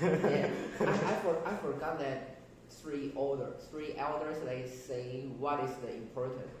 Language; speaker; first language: English; non-native, learner; Chinese